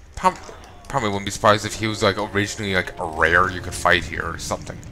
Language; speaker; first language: English; native; English